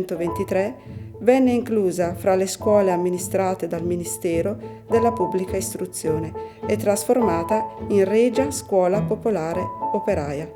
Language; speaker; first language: Italian; native; Italian